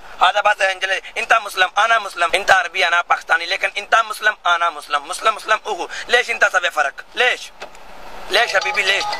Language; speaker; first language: Arabic; non-native, learner; Punjabi